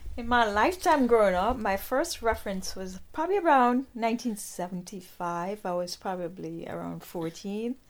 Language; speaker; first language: English; non-native, local second language; Jamaican Creole English